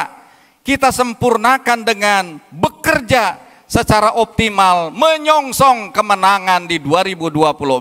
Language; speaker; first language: Indonesian; native; Indonesian